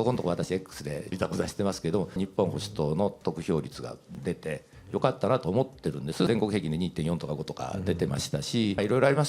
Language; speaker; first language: Japanese; native; Japanese